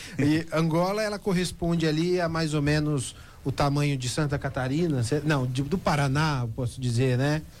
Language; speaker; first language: Portuguese; native; Portuguese